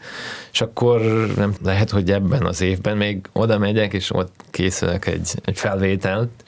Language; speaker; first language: Hungarian; non-native, fluent; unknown